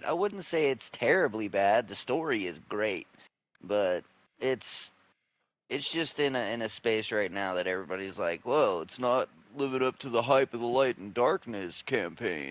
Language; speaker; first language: English; native; English